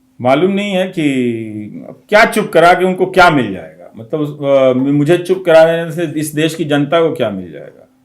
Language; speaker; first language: Hindi; non-native, local second language; Bhojpuri